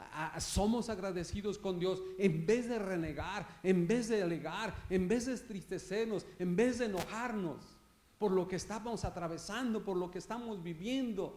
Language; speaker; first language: Spanish; native; Spanish